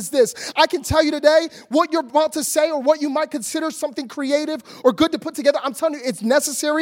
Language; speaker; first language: English; native; English